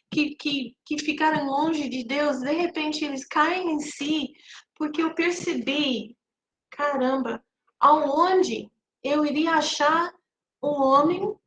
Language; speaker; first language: Portuguese; non-native, fluent; English